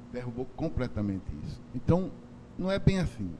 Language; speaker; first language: Portuguese; native; Portuguese